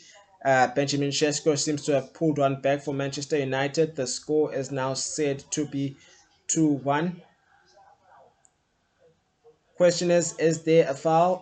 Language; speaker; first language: English; non-native, local second language; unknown